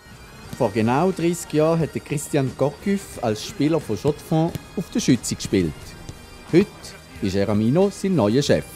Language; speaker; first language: German; native; German